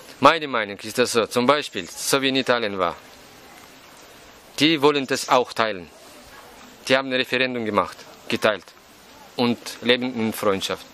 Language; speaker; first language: German; non-native, fluent; Russian